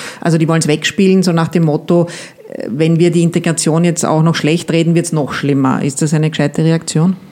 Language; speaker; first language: German; native; German